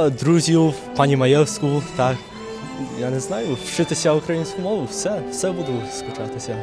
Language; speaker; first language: Ukrainian; early bilingual, heritage; English